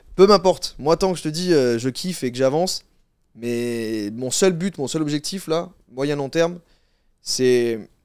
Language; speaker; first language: French; native; French